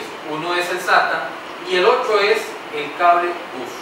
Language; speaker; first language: Spanish; native; Spanish